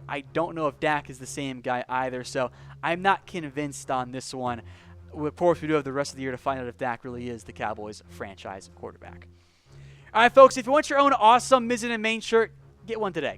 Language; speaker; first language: English; native; English